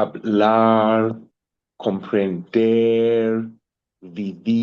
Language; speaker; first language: Spanish; non-native, learner; English